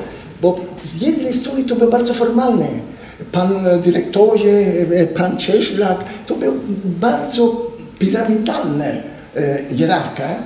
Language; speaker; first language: Polish; non-native, learner; Italian